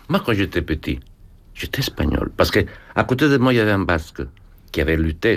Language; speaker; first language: French; non-native, fluent; Spanish